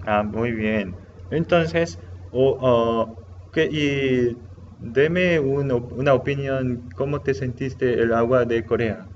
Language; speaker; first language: Spanish; non-native, learner; Korean